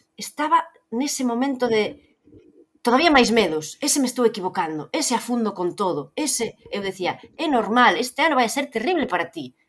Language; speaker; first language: Galician; native; Galician